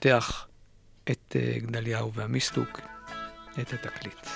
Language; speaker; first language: Hebrew; native; Hebrew